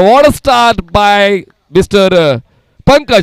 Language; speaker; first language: Hindi; non-native, local second language; Marathi